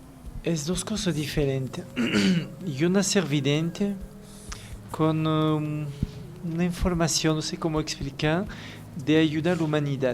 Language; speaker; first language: Spanish; non-native, learner; French